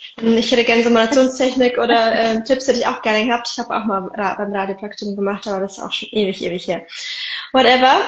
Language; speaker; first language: German; early bilingual, other home language; Arabic